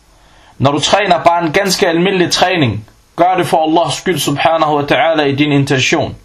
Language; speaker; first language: Danish; early bilingual, other home language; Arabic